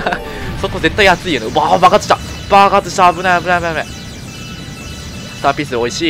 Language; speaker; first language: Japanese; native; Japanese